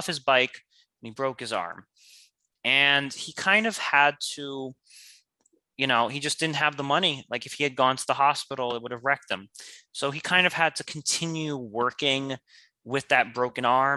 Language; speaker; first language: English; native; English